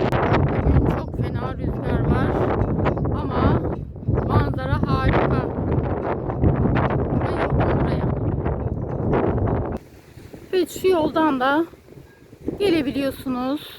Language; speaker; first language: Turkish; native; Turkish